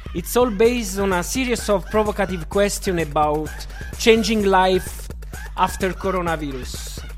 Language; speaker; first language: English; non-native, fluent; Italian